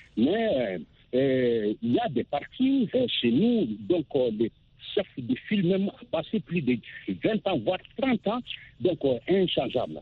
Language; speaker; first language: French; non-native, local second language; Bambara